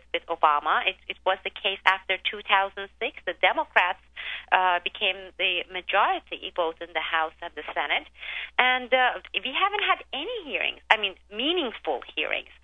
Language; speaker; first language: English; non-native, fluent; Turkish